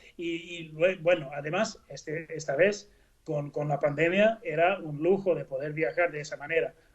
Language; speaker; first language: Spanish; non-native, fluent; Dutch